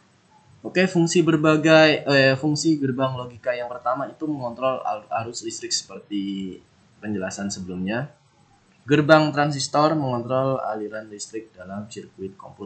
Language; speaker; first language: Indonesian; native; Indonesian